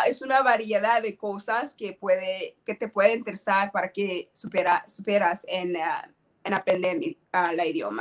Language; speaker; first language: Spanish; non-native, learner; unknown